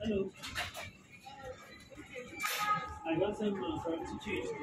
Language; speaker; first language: English; non-native, learner; Turkish